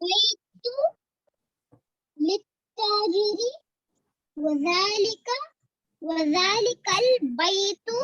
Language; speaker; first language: Arabic; non-native, learner; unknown